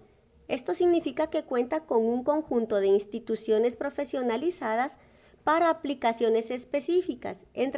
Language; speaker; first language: Spanish; native; Spanish